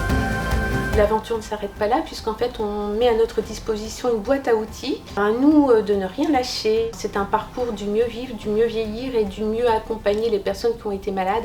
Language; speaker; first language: French; native; French